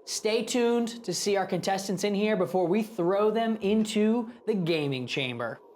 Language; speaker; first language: English; native; English